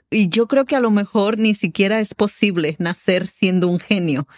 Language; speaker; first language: Spanish; native; Spanish